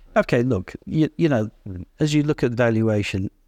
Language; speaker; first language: English; native; English